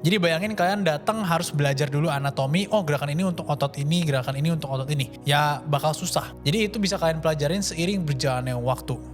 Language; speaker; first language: Indonesian; native; Indonesian